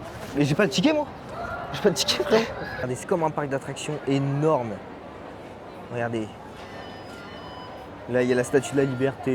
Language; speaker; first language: French; native; French